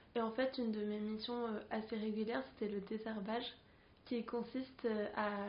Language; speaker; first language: French; non-native, fluent; Spanish